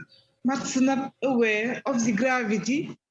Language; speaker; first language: English; non-native, learner; French